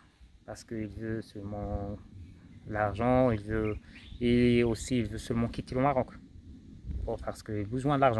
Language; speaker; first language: French; non-native, local second language; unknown